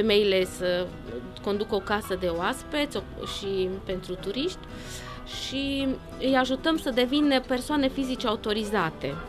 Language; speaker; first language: Romanian; non-native, local second language; German